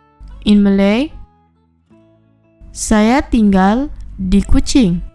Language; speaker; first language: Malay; non-native, fluent; Urdu